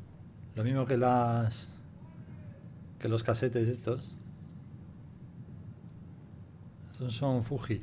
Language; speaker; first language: Spanish; native; Spanish